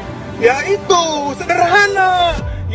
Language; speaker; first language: Indonesian; native; Indonesian